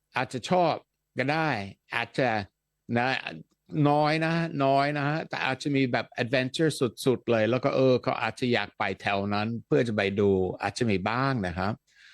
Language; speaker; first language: Thai; non-native, fluent; Dutch